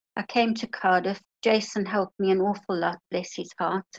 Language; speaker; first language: English; native; English